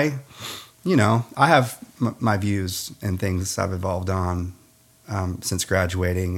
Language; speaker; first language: English; native; English